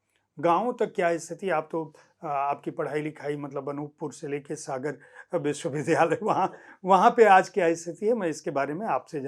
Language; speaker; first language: Hindi; native; Hindi